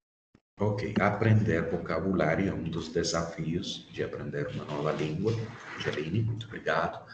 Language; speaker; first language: Portuguese; non-native, fluent; Spanish